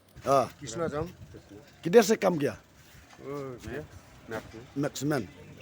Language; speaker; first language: Hindi; non-native, local second language; Khasi